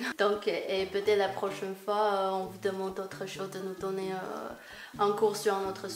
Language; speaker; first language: French; non-native, fluent; Chinese